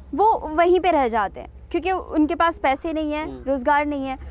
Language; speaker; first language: Hindi; native; Hindi